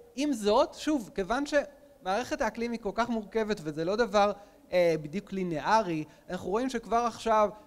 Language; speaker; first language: Hebrew; native; Hebrew